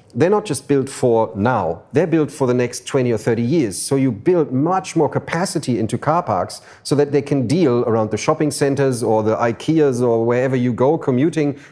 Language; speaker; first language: English; non-native, fluent; German